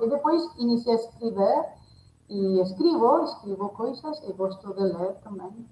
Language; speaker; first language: Portuguese; non-native, learner; Spanish